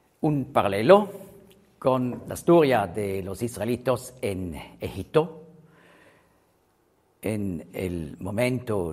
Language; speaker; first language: Spanish; non-native, learner; German